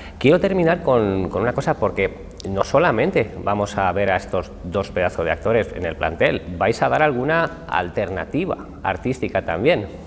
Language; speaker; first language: Spanish; native; Spanish